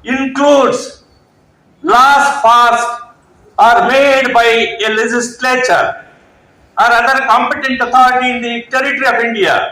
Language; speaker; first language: English; non-native, local second language; Kannada